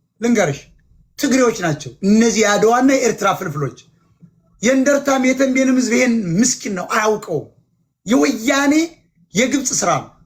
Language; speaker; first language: Amharic; native; Amharic